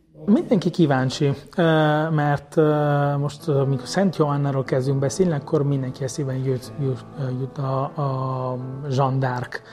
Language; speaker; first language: Hungarian; non-native, fluent; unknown